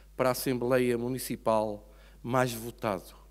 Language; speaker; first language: Portuguese; native; Portuguese